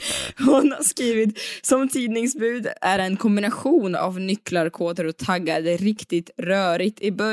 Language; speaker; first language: Swedish; native; Swedish